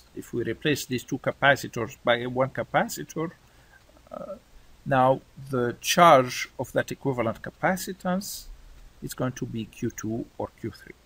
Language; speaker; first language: English; non-native, fluent; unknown